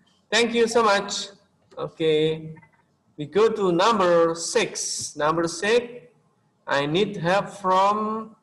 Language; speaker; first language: English; non-native, local second language; Indonesian